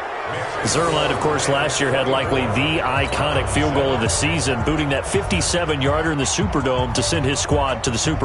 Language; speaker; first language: English; native; English